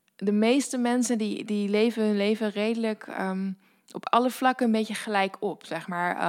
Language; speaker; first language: Dutch; native; Dutch